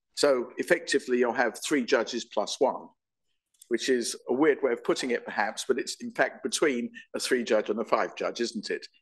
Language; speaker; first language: English; native; English